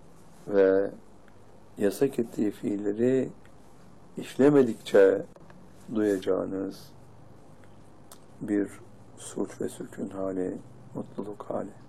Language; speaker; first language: Turkish; native; Turkish